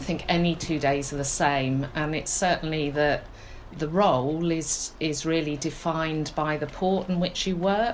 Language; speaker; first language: English; native; English